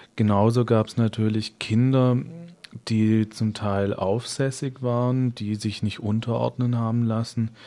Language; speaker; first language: German; native; German